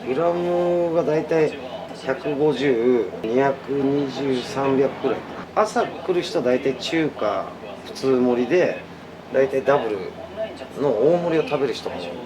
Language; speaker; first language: Japanese; native; Japanese